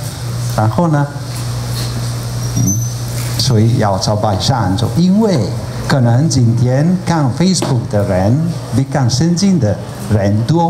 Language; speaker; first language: Chinese; non-native, fluent; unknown